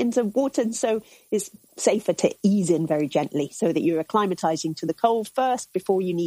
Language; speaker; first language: English; native; English